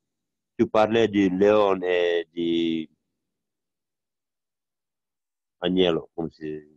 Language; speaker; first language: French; non-native, learner; Romanian